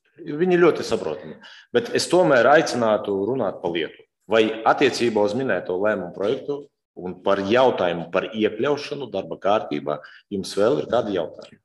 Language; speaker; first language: Latvian; non-native, local second language; Russian